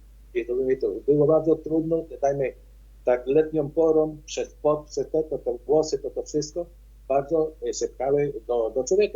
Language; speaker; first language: Polish; early bilingual, heritage; Polish